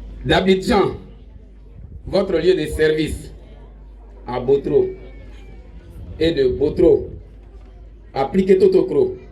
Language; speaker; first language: French; non-native, local second language; Baoulé